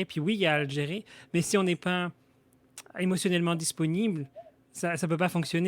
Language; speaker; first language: French; native; French